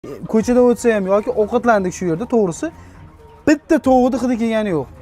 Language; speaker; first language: Uzbek; native; Uzbek